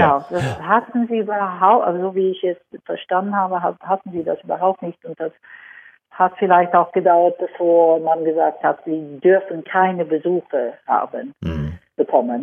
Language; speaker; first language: German; non-native, fluent; Swedish